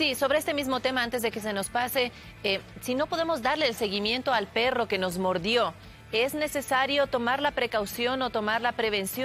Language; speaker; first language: Spanish; native; Spanish